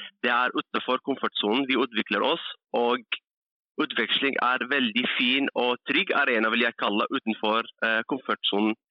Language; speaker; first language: Norwegian; early bilingual, other home language; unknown